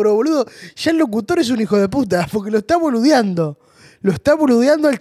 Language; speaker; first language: Spanish; native; Spanish